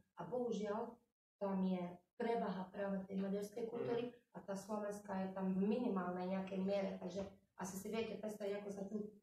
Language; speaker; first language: Slovak; native; Slovak